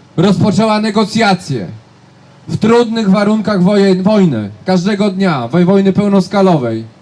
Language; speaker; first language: Polish; native; Polish